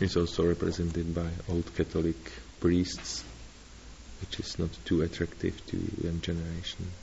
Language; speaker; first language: English; non-native, learner; Czech